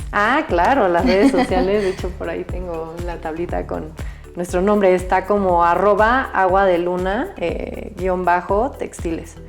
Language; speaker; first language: Spanish; native; Spanish